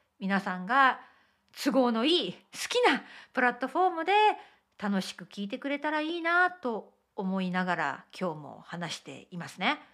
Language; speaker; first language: Japanese; native; Japanese